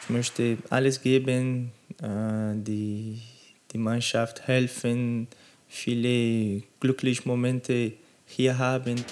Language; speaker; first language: German; non-native, learner; Portuguese